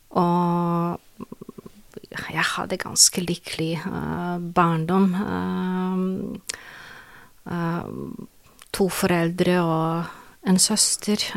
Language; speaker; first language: Norwegian; non-native, fluent; Serbian